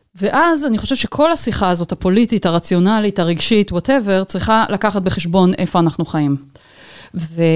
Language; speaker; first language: Hebrew; native; Hebrew